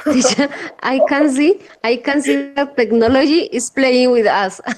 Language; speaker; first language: English; non-native, learner; Spanish